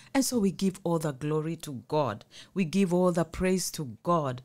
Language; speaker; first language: English; non-native, local second language; Swahili